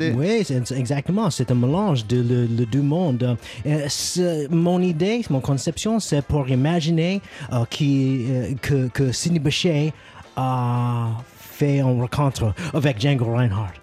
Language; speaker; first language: French; non-native, learner; English